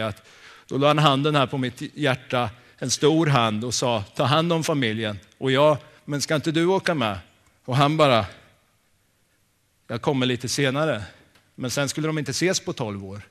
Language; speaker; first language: Swedish; native; Swedish